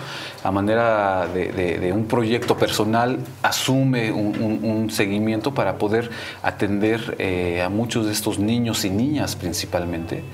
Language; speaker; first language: Spanish; native; Spanish